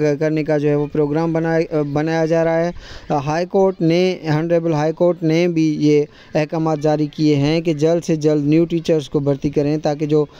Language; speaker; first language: Urdu; non-native, local second language; Sindhi